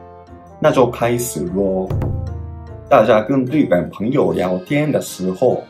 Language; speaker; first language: Chinese; non-native, fluent; Japanese